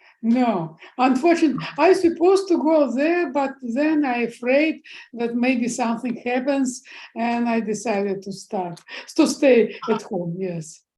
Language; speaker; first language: English; non-native, fluent; Russian